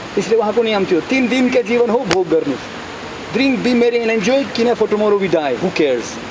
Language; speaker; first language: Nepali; non-native, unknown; Russian